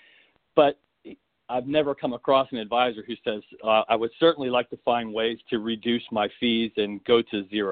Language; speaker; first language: English; native; English